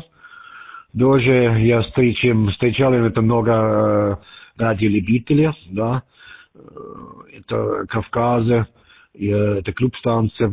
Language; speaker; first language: Russian; non-native, learner; German